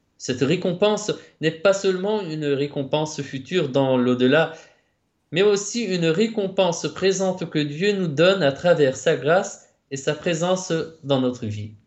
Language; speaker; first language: French; non-native, local second language; Arabic